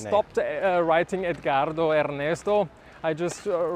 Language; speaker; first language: English; non-native, fluent; German